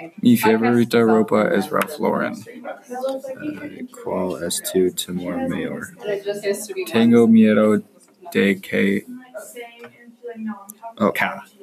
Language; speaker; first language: Spanish; non-native, learner; English